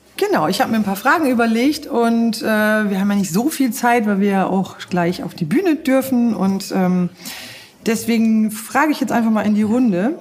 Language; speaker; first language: German; native; German